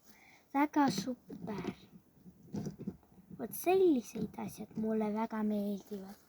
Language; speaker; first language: Estonian; non-native, local second language; Russian